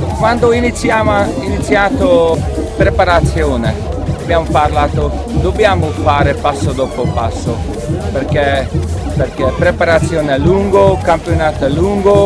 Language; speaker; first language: Italian; non-native, learner; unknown